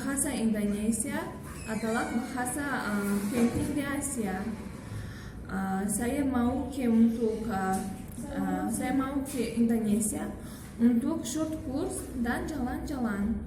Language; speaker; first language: Indonesian; non-native, learner; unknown